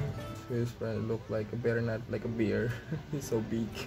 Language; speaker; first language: English; non-native, learner; Indonesian